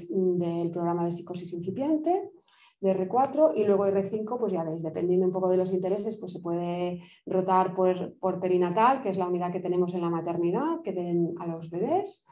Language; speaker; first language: Spanish; native; Spanish